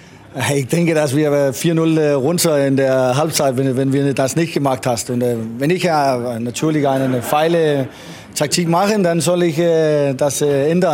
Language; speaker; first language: German; non-native, learner; Danish